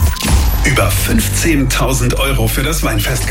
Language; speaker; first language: German; native; German